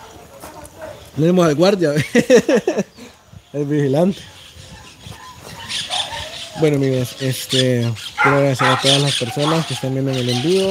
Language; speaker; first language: Spanish; native; Spanish